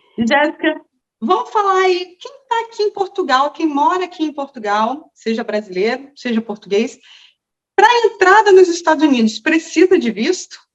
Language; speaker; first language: Portuguese; native; Portuguese